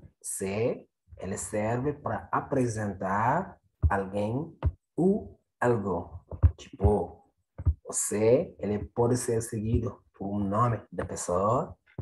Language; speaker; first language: Portuguese; non-native, fluent; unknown